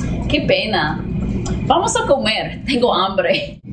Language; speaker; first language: Spanish; non-native, learner; English